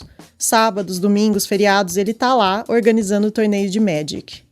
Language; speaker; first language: Portuguese; native; Portuguese